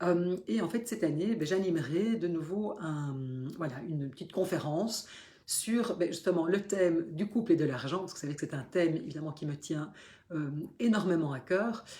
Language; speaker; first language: French; native; French